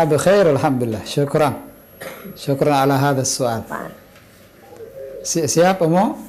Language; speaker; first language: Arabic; non-native, fluent; Indonesian